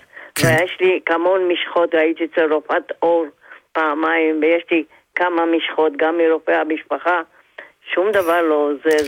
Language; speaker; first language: Hebrew; non-native, fluent; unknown